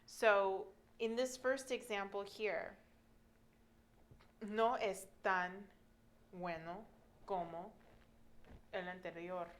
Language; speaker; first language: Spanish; non-native, fluent; English